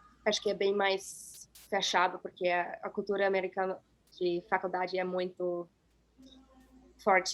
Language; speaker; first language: Portuguese; non-native, fluent; English